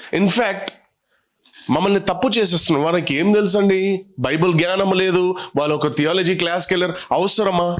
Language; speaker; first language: Telugu; non-native, local second language; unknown